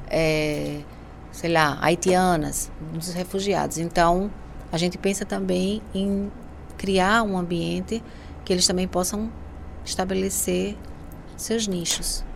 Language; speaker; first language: Portuguese; native; Portuguese